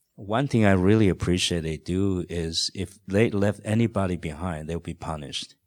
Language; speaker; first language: English; non-native, fluent; Chinese